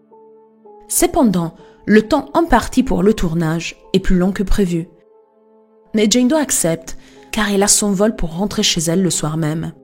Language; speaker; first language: French; native; French